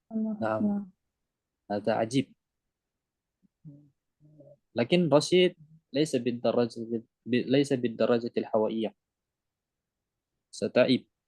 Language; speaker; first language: Arabic; non-native, fluent; Indonesian